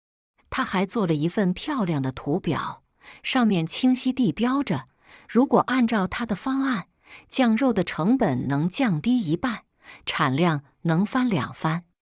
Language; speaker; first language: Chinese; native; Chinese